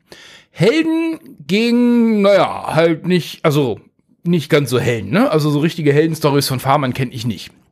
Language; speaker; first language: German; native; German